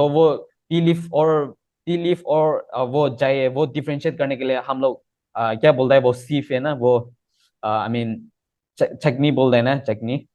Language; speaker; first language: Hindi; non-native, local second language; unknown